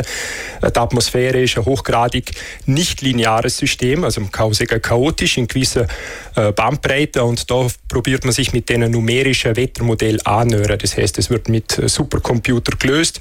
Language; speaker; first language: German; native; German